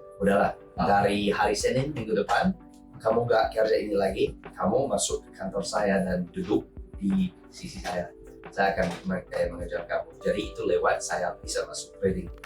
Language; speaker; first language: Indonesian; non-native, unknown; English